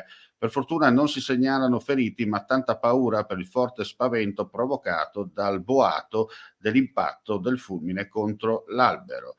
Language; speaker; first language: Italian; native; Italian